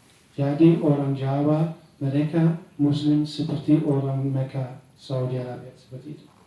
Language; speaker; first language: Indonesian; non-native, learner; Dutch